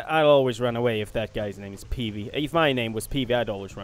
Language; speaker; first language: English; native; English